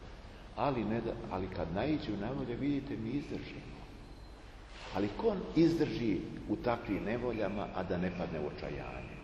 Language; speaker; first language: Serbian; native; Serbian